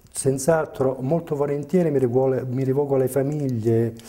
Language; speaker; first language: Italian; native; Italian